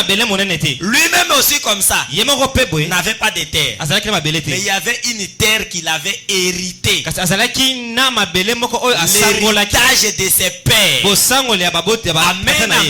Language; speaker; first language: Haitian Creole; non-native, local second language; Lingala